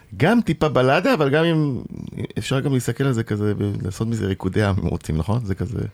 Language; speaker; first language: Hebrew; native; Hebrew